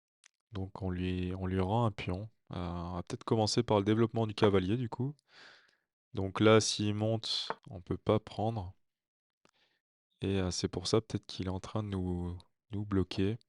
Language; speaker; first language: French; native; French